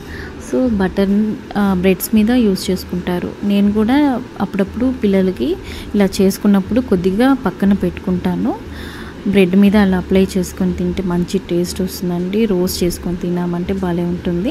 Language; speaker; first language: Telugu; native; Telugu